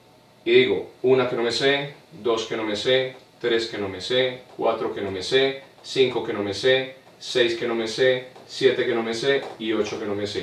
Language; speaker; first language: Spanish; native; Spanish